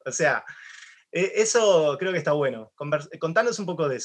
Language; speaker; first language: Spanish; native; Spanish